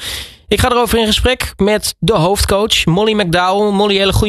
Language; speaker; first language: Dutch; native; Dutch